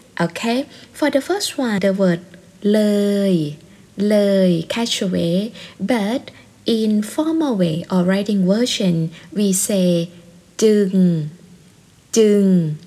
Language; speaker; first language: English; non-native, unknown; Thai